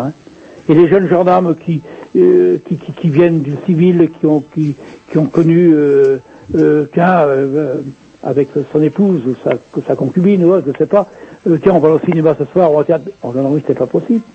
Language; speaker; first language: French; native; French